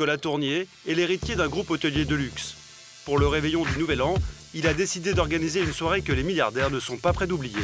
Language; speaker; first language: French; native; French